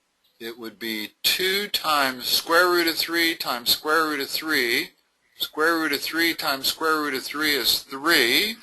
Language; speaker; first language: English; native; English